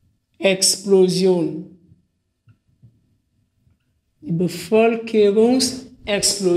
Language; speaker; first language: German; non-native, fluent; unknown